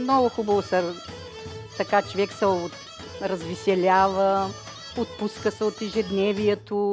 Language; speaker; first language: Bulgarian; native; Bulgarian